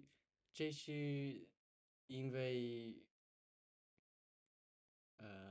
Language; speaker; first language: Chinese; non-native, learner; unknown